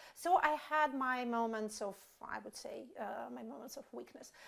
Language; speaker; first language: English; non-native, fluent; Russian